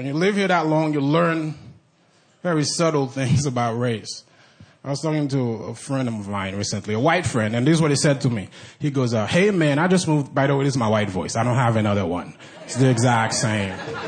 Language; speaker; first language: English; non-native, fluent; Haitian Creole